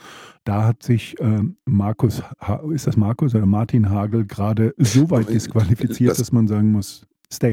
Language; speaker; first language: German; native; German